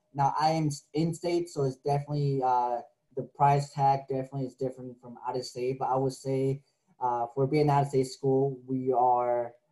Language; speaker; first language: English; native; English